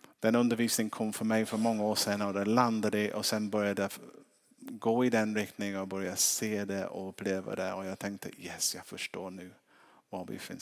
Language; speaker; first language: Swedish; non-native, fluent; English